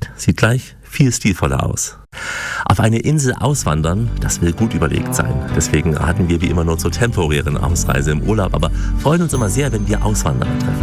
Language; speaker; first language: German; native; German